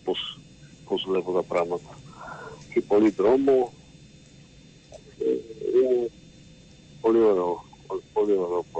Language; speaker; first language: Greek; non-native, learner; Slovak